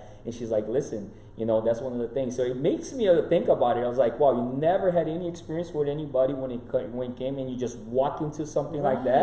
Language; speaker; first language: English; non-native, fluent; Portuguese